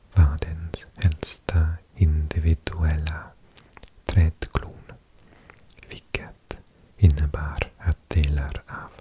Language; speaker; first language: Swedish; non-native, learner; English